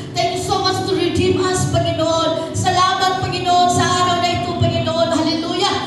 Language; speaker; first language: Filipino; non-native, local second language; Cebuano